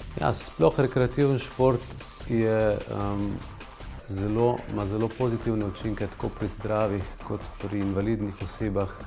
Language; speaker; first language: Slovenian; native; Slovenian